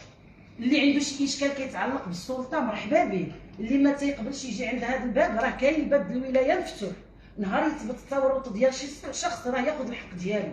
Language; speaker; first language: Arabic; native; Arabic